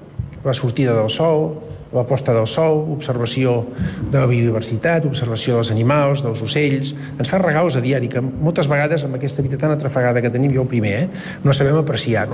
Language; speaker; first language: Catalan; native; Catalan